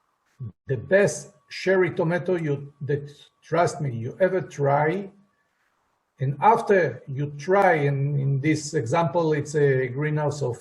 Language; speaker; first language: English; non-native, fluent; Hebrew